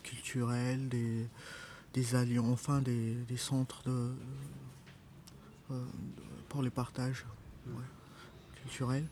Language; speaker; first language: French; non-native, local second language; Malagasy